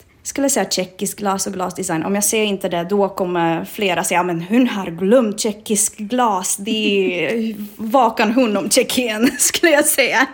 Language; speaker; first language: Swedish; non-native, fluent; Czech